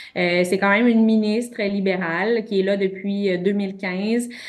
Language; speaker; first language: French; native; French